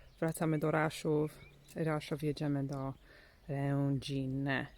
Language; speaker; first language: Polish; non-native, learner; English